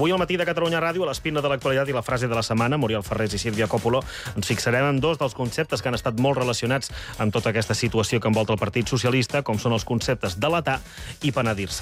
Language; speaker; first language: Catalan; native; Catalan